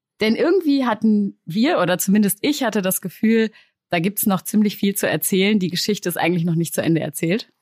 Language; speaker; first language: German; native; German